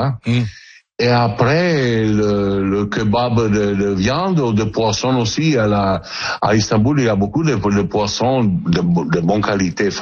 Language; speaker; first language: French; non-native, learner; Italian